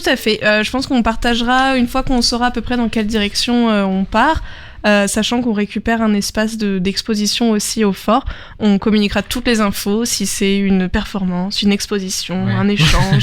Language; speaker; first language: French; native; French